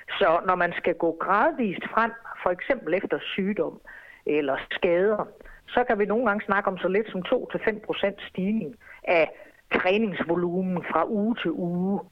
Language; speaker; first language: Danish; native; Danish